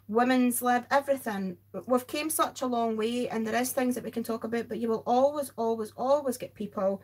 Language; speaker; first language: English; native; English